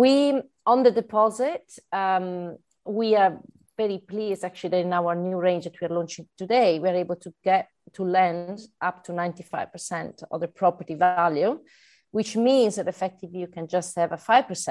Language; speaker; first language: English; non-native, fluent; Italian